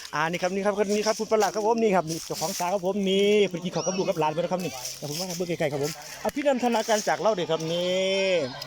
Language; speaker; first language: Thai; native; Thai